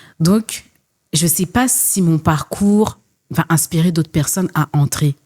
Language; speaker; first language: French; early bilingual, other home language; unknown